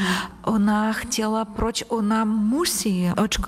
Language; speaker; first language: Czech; non-native, learner; Ukrainian